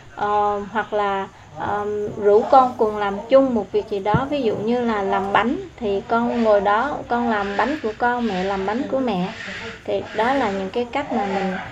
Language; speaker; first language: Vietnamese; non-native, local second language; Eastern Cham